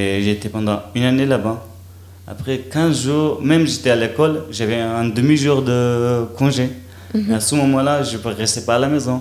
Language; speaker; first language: French; non-native, learner; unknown